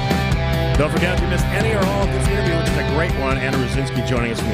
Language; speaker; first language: English; native; English